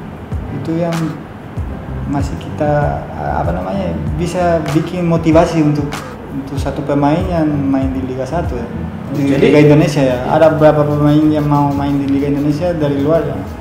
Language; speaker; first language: Indonesian; non-native, fluent; Spanish